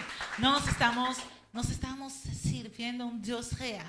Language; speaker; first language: Portuguese; non-native, learner; Spanish